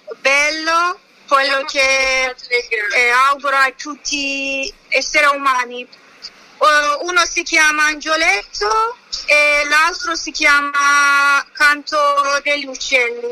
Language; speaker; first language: Italian; non-native, fluent; Persian